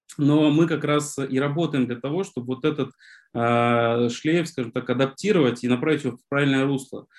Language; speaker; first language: Russian; native; Russian